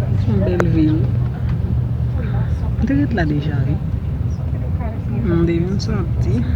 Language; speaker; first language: French; non-native, learner; Haitian Creole